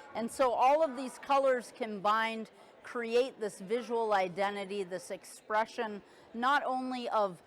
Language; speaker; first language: English; native; English